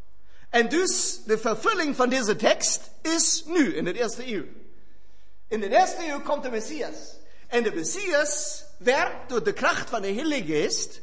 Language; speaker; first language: Dutch; non-native, fluent; German